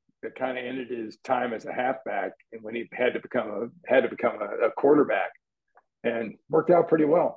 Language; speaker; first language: English; native; English